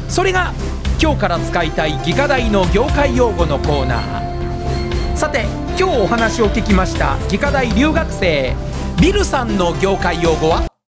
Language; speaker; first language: Japanese; native; Japanese